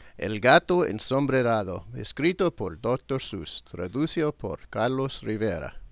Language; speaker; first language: Spanish; non-native, learner; English